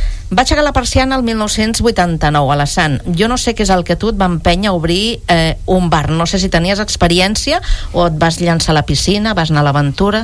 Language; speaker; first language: Catalan; native; Catalan